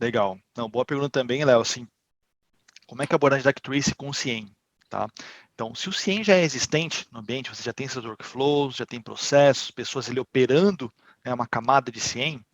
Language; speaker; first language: Portuguese; native; Portuguese